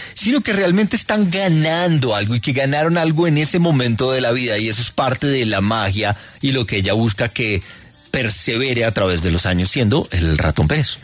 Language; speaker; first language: Spanish; native; Spanish